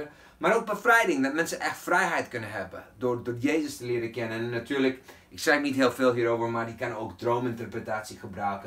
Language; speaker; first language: Dutch; non-native, fluent; English